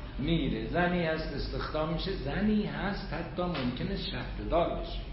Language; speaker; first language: Persian; non-native, local second language; Azerbaijani